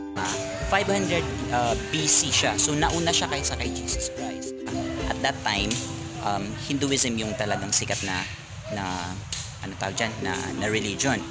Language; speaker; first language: Filipino; non-native, local second language; Waray